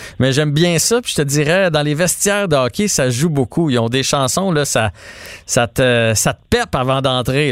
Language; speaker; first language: French; native; French